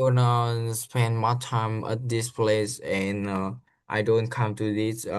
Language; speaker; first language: English; non-native, learner; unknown